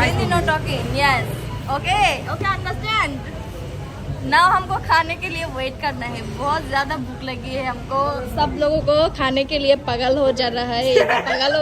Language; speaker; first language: Hindi; non-native, learner; Bangla